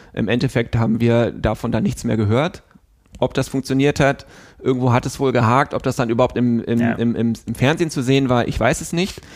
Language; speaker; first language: German; native; German